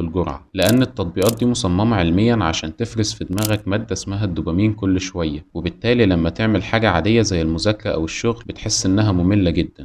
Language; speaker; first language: Arabic; native; Arabic